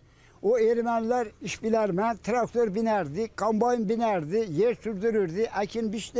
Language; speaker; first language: Turkish; native; Turkish